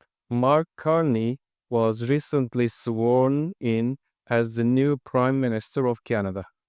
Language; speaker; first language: English; non-native, fluent; Turkish